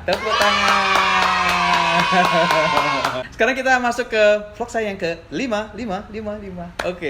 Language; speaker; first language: Indonesian; native; Indonesian